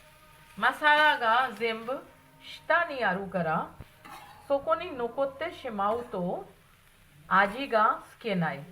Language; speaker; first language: Japanese; non-native, fluent; Hindi